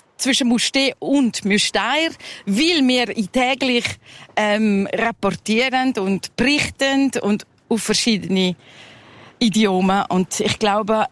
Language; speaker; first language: German; non-native, local second language; Spanish